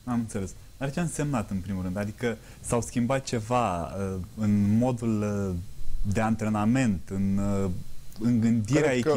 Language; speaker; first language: Romanian; native; Romanian